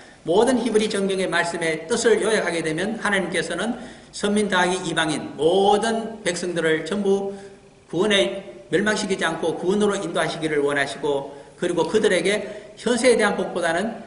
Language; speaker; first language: Korean; native; Korean